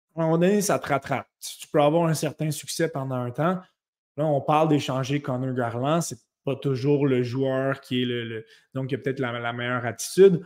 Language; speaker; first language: French; native; French